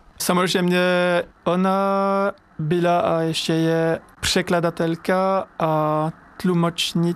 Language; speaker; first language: Czech; non-native, learner; French